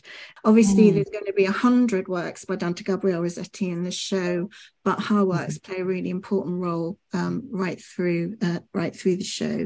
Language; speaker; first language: English; native; English